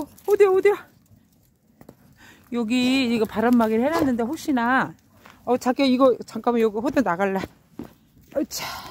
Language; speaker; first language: Korean; native; Korean